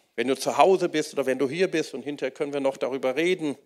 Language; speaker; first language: German; native; German